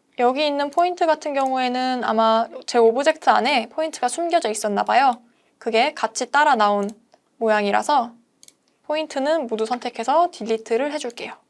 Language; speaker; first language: Korean; native; Korean